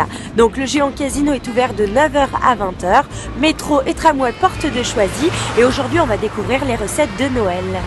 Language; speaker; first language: French; native; French